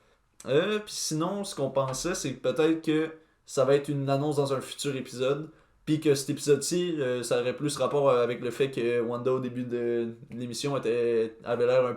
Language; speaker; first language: French; native; French